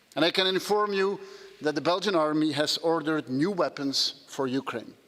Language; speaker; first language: English; non-native, fluent; Dutch